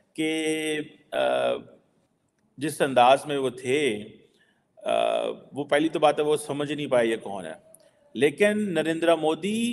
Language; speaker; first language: Urdu; native; Urdu